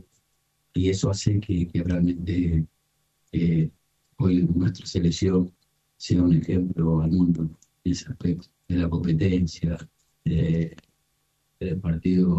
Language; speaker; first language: Spanish; native; Spanish